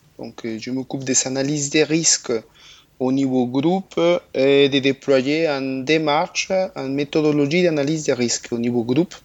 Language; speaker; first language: French; non-native, fluent; Spanish